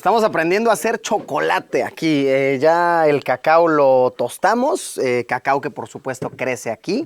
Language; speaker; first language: Spanish; native; Spanish